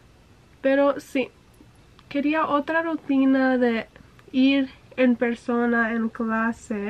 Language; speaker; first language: Spanish; early bilingual, heritage; English